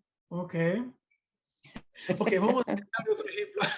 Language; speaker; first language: Spanish; non-native, fluent; Portuguese